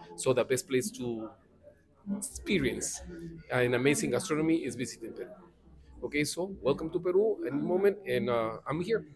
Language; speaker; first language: English; non-native, fluent; Spanish